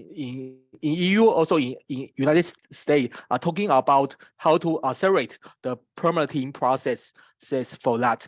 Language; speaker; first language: English; non-native, fluent; Chinese